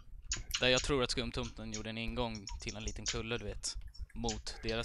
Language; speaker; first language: Swedish; native; Swedish